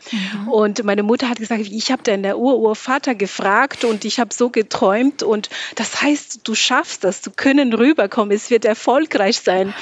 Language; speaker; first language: German; non-native, fluent; Malagasy